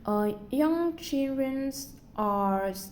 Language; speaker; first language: English; non-native, learner; Vietnamese